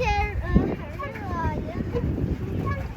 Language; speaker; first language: Chinese; early bilingual, heritage; Chinese